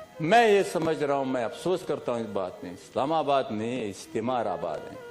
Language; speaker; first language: Urdu; non-native, local second language; Pashto